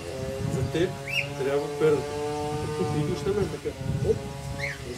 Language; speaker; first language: Bulgarian; non-native, learner; Russian